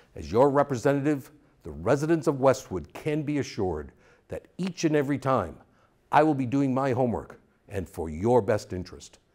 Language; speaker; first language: English; native; English